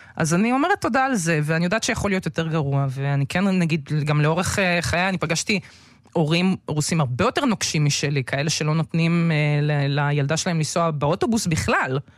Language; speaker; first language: Hebrew; early bilingual, other home language; Russian